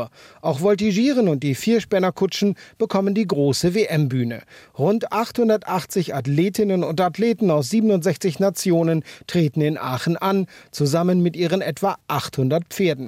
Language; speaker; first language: German; native; German